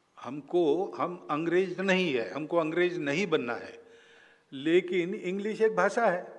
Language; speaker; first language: Hindi; non-native, local second language; Marathi